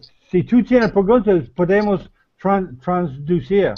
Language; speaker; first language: Spanish; non-native, learner; English